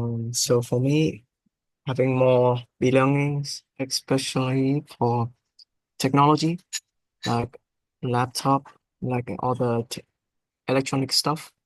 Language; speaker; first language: English; non-native, learner; Vietnamese